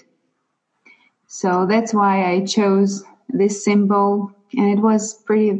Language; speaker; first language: English; non-native, fluent; Russian